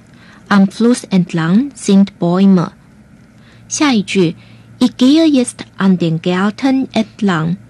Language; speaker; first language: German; non-native, fluent; Chinese